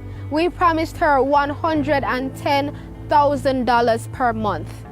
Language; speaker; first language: English; native; English